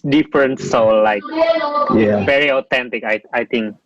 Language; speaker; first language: English; non-native, fluent; Indonesian